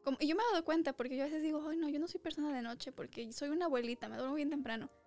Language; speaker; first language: Spanish; early bilingual, other home language; English